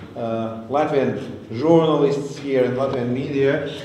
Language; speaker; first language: English; non-native, fluent; Latvian